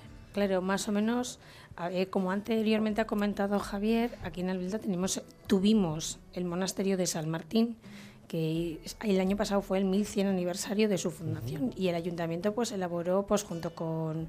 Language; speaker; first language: Spanish; native; Spanish